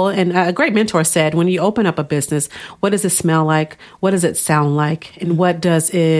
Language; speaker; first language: English; native; English